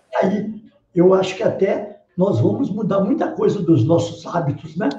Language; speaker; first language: Portuguese; native; Portuguese